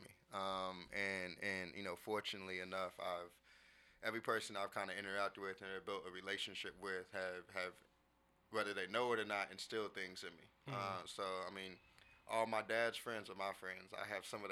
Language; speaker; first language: English; native; English